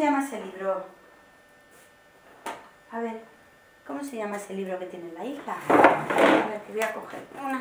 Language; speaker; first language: Spanish; native; Spanish